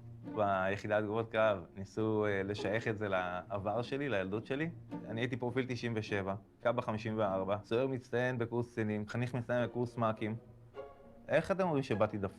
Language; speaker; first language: Hebrew; native; Hebrew